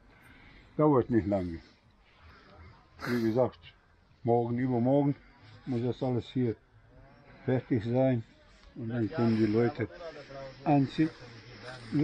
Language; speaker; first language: German; non-native, fluent; Bosnian